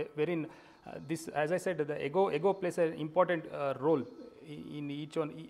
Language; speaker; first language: English; non-native, local second language; Kannada